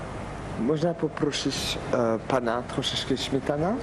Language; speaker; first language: Polish; non-native, learner; French